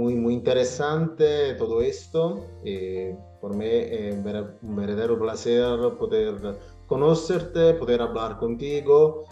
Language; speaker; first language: Spanish; non-native, learner; Italian